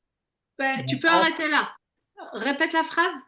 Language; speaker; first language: French; non-native, fluent; Hebrew